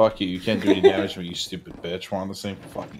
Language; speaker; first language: English; native; English